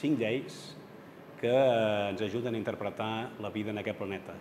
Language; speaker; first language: Catalan; native; Catalan